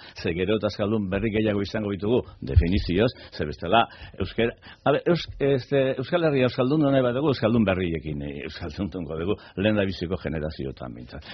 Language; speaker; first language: Basque; native; Basque